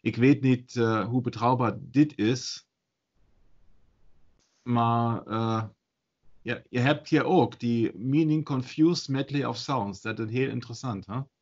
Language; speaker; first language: Dutch; non-native, fluent; German